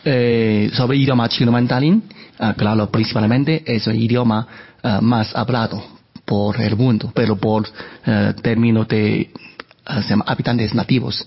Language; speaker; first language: Spanish; non-native, learner; Chinese